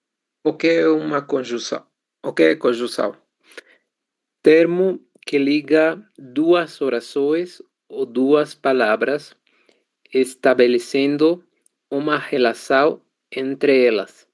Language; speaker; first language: Portuguese; non-native, learner; Spanish